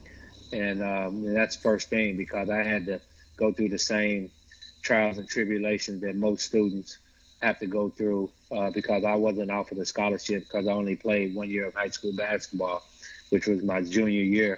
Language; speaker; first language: English; native; English